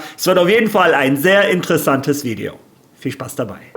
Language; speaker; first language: German; native; German